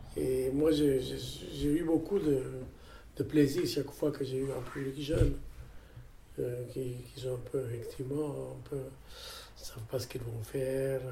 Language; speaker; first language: French; non-native, fluent; Amharic